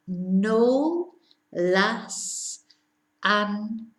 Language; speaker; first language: Spanish; non-native, fluent; English